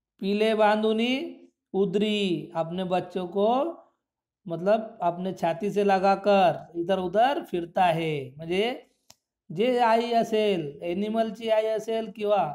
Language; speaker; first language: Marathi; non-native, local second language; Urdu